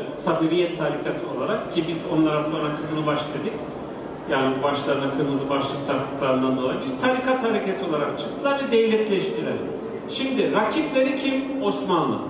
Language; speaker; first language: Turkish; native; Turkish